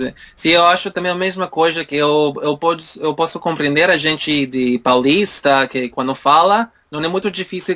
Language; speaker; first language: Portuguese; non-native, learner; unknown